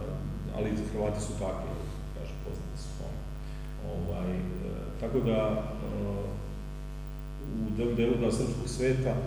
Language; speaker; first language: Serbian; native; Serbian